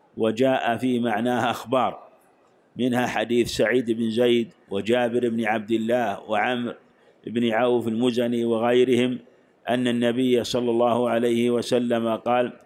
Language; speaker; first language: Arabic; native; Arabic